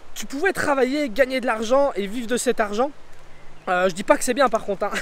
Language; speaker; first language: French; native; French